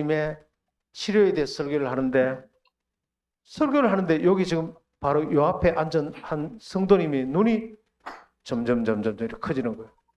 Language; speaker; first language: Korean; native; Korean